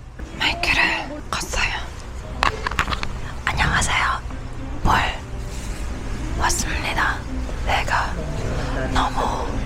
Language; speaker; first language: Korean; non-native, learner; Filipino